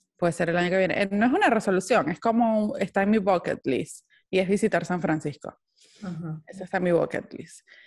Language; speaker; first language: Spanish; native; Spanish